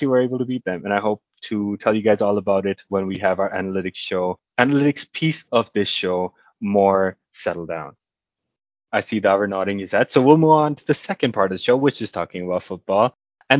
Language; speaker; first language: English; non-native, local second language; Hindi